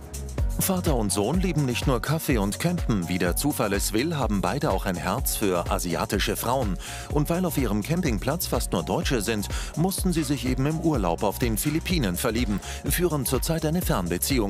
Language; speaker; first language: German; native; German